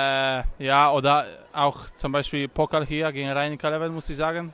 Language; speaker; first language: German; non-native, learner; Polish